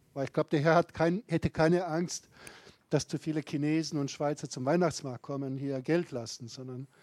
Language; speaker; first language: German; non-native, fluent; Bosnian